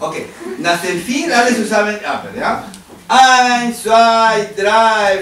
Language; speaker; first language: German; non-native, learner; Spanish